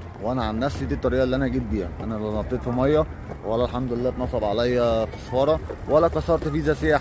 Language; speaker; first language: Arabic; native; Arabic